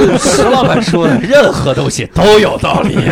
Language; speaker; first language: Chinese; native; Chinese